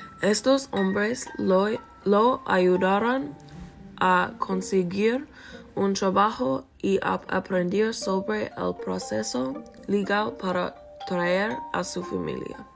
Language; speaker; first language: Spanish; non-native, learner; English